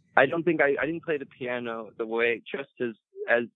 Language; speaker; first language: English; early bilingual, other home language; Spanish